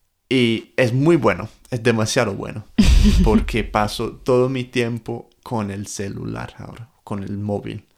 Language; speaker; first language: Spanish; non-native, fluent; English